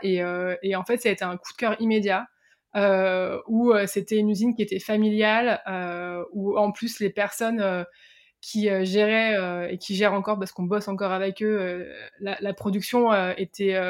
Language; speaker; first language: French; native; French